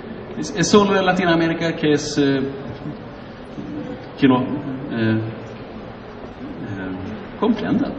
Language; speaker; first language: Spanish; non-native, learner; Swedish